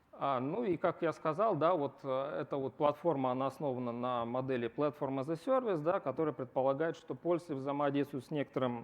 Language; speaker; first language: Russian; native; Russian